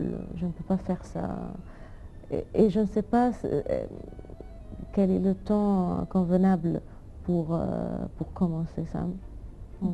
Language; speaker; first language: French; non-native, fluent; Arabic